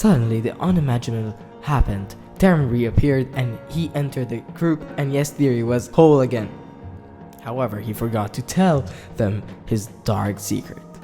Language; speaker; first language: English; native; English